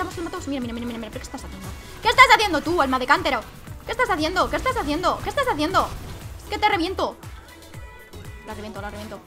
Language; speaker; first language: Spanish; native; Spanish